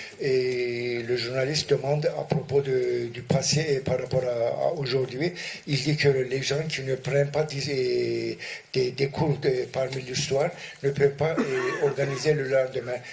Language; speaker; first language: French; non-native, fluent; Turkish